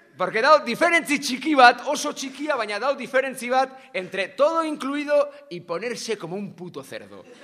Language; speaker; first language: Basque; native; Basque